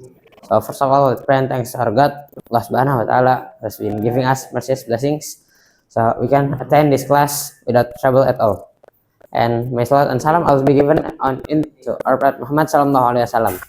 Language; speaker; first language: English; non-native, local second language; Indonesian